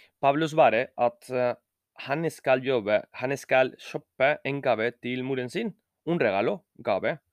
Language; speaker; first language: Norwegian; non-native, fluent; Spanish